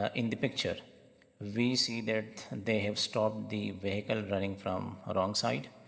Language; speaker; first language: English; non-native, local second language; Urdu